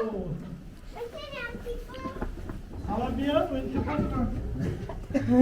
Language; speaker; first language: French; non-native, learner; Turkish